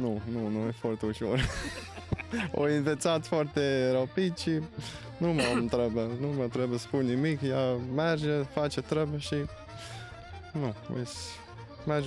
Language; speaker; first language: Romanian; non-native, learner; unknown